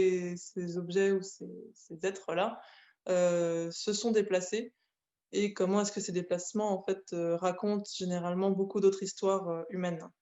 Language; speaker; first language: French; native; French